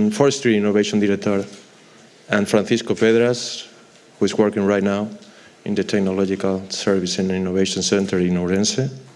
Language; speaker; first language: English; non-native, fluent; Galician